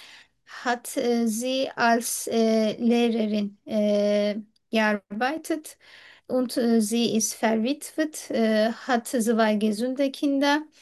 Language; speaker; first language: German; non-native, learner; Turkish